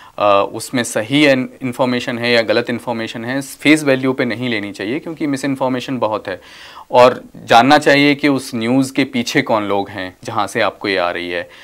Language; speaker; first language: Hindi; native; Hindi